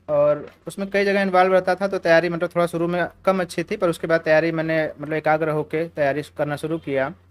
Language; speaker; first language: Hindi; native; Hindi